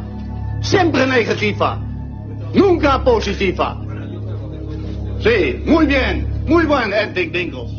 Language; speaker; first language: Spanish; non-native, learner; Dutch